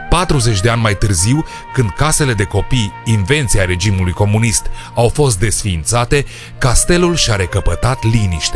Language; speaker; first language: Romanian; native; Romanian